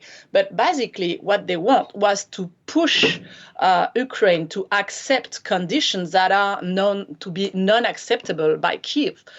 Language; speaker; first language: English; non-native, fluent; French